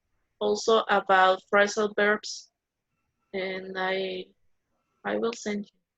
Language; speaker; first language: English; non-native, learner; Spanish